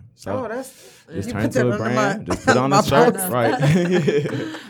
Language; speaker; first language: English; native; English